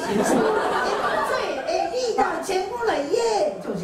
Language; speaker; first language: Chinese; non-native, learner; Japanese